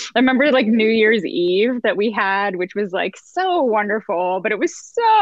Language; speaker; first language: English; native; English